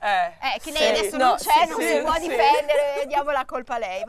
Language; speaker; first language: Italian; native; Italian